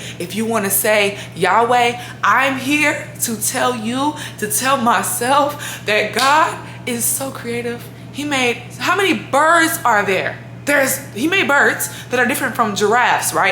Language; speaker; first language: English; native; English